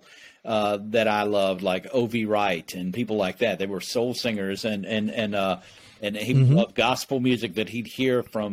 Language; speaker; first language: English; native; English